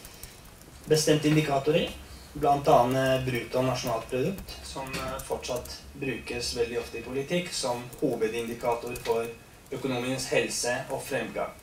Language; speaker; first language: Norwegian; non-native, fluent; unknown